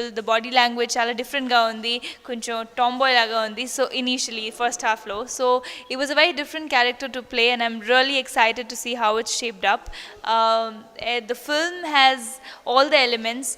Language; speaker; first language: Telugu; non-native, learner; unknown